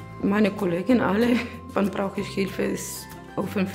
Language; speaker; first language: German; non-native, learner; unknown